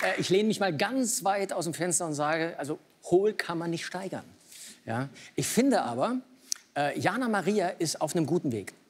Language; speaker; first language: German; native; German